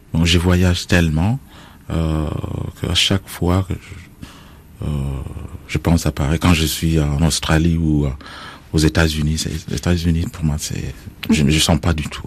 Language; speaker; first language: French; non-native, fluent; Acoli